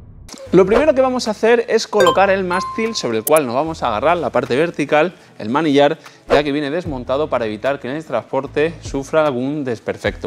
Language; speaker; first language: Spanish; native; Spanish